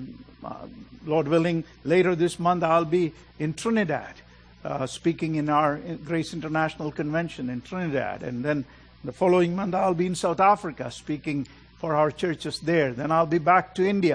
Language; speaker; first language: English; non-native, local second language; Malayalam